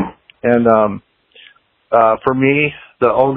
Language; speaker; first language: English; native; English